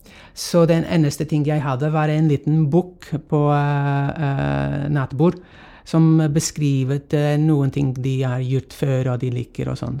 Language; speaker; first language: Norwegian; non-native, fluent; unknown